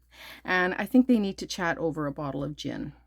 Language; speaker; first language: English; native; English